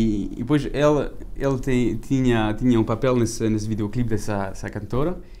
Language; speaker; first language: Portuguese; early bilingual, heritage; French